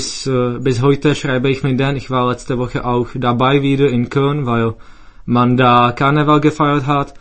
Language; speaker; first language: German; non-native, fluent; Czech